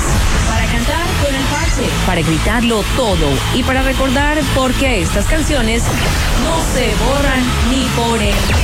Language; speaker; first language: Spanish; native; Spanish